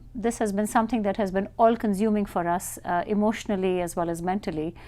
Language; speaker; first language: English; non-native, local second language; Urdu